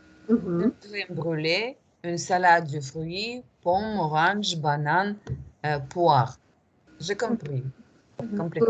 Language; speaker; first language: French; non-native, learner; Russian